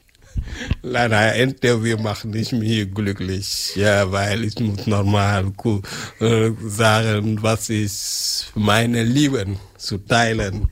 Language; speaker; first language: German; non-native, learner; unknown